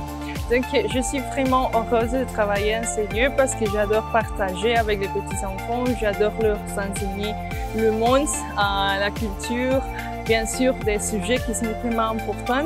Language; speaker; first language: French; non-native, fluent; Spanish